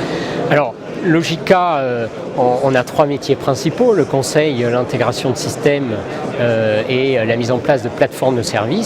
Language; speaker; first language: French; native; French